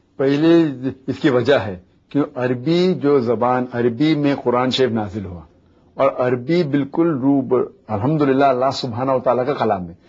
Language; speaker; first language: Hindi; non-native, local second language; Konkani